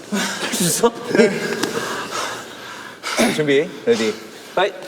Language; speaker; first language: Korean; native; Korean